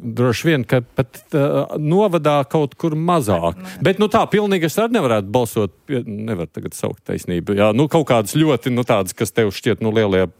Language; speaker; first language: Latvian; native; Latvian